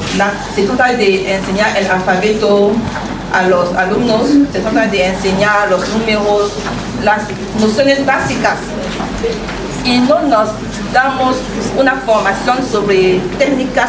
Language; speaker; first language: Spanish; non-native, fluent; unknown